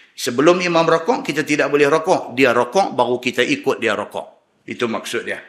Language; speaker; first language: Malay; native; Malay